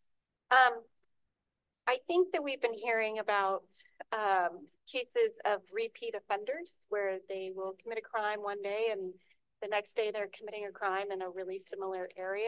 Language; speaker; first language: English; native; English